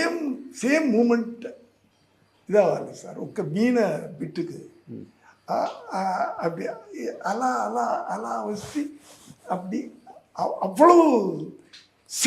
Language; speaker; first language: Telugu; non-native, learner; Tamil